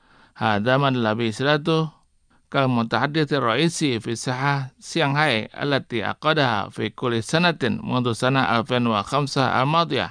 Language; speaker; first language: Arabic; non-native, fluent; Indonesian